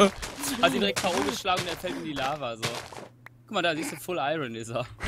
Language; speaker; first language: German; native; German